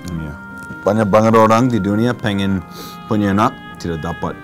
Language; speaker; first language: Indonesian; non-native, learner; English